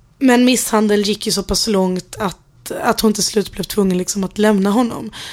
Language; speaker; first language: Swedish; early bilingual, other home language; Spanish